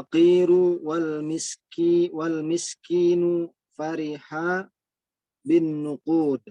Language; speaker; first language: Arabic; non-native, learner; Indonesian